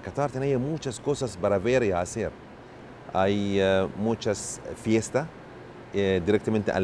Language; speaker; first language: Spanish; non-native, learner; Arabic